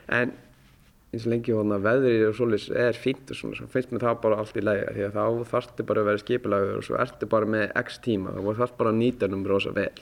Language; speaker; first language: Icelandic; early bilingual, heritage; Icelandic